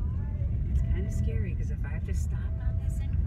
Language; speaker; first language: English; native; English